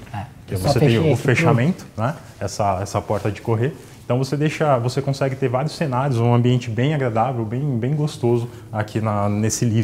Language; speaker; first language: Portuguese; native; Portuguese